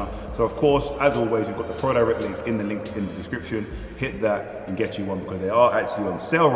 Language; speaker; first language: English; native; English